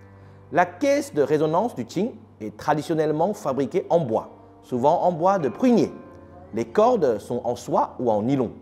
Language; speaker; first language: French; native; French